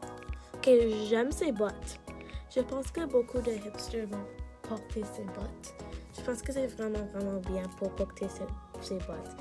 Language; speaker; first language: French; non-native, learner; English